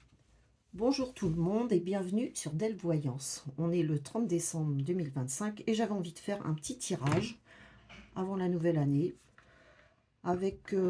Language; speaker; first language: French; native; French